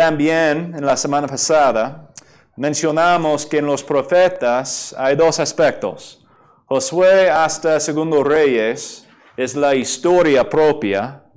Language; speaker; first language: Spanish; non-native, fluent; English